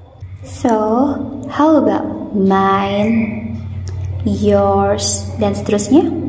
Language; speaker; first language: English; non-native, fluent; Indonesian